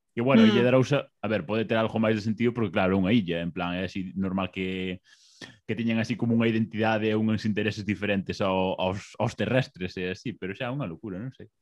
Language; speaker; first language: Galician; non-native, local second language; Spanish